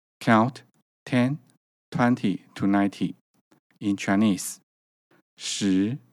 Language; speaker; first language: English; non-native, learner; Chinese